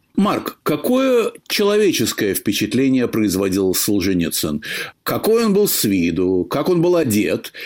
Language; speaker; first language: Russian; native; Russian